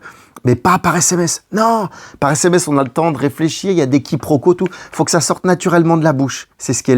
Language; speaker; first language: French; native; French